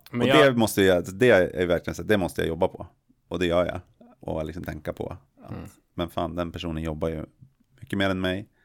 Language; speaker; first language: Swedish; native; Swedish